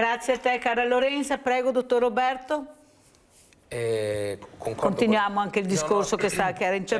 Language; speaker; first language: Italian; native; Italian